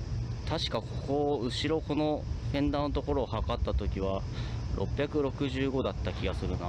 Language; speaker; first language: Japanese; native; Japanese